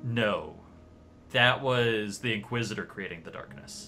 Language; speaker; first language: English; native; English